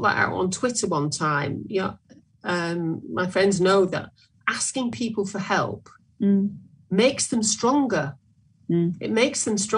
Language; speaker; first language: English; native; English